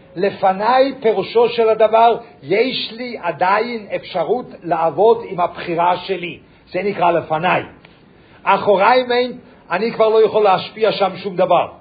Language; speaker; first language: Hebrew; non-native, fluent; English